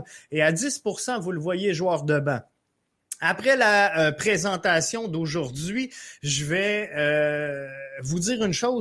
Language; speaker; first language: French; native; French